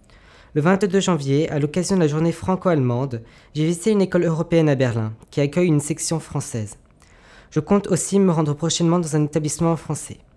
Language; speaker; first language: French; native; French